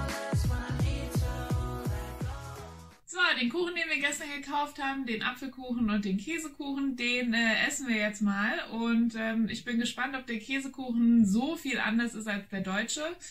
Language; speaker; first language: German; native; German